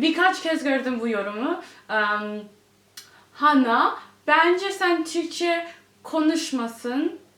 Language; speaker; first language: Turkish; early bilingual, heritage; English